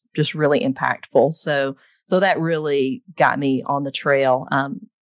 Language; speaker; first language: English; native; English